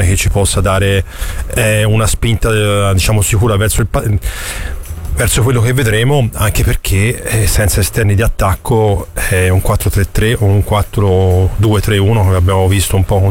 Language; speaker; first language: Italian; native; Italian